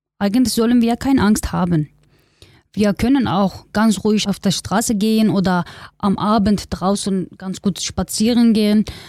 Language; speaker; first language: German; non-native, learner; Kurdish